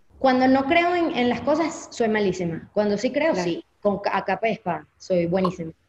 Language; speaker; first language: Spanish; native; Spanish